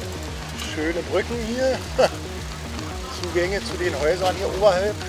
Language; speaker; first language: German; native; German